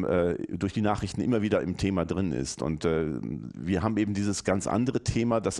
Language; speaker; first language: German; native; German